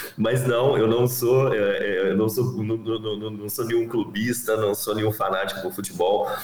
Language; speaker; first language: Portuguese; native; Portuguese